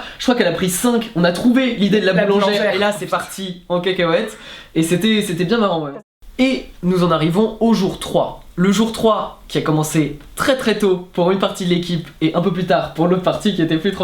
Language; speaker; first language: French; native; French